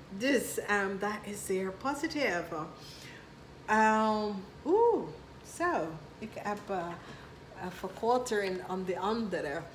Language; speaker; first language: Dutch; non-native, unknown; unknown